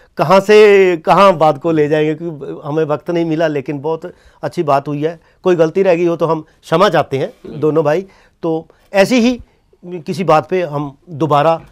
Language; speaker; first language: Hindi; non-native, local second language; Punjabi